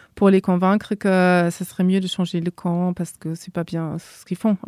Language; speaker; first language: French; non-native, fluent; German